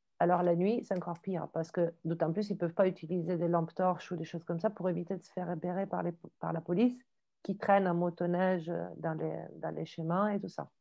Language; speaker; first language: French; non-native, fluent; Italian